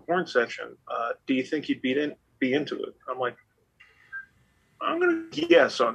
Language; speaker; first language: English; native; English